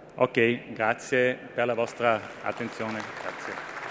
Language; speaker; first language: Italian; non-native, fluent; German